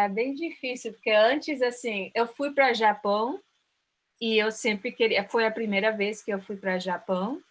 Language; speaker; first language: Portuguese; early bilingual, heritage; Portuguese